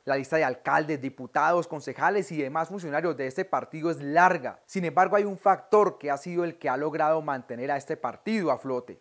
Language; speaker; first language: Spanish; native; Spanish